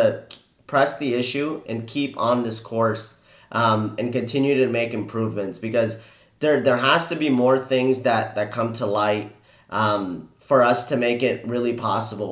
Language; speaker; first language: English; native; English